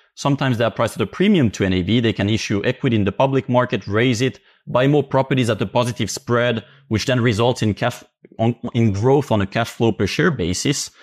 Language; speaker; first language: English; non-native, fluent; Finnish